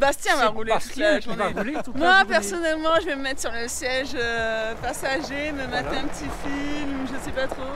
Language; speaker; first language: French; native; French